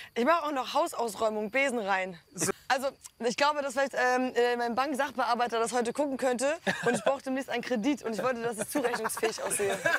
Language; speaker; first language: German; early bilingual, other home language; Polish